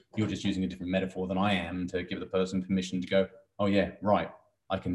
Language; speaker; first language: English; native; English